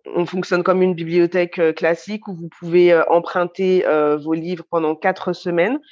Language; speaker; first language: French; native; French